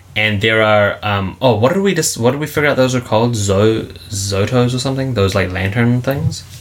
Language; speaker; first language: English; native; English